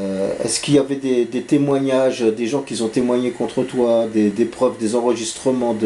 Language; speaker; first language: French; native; French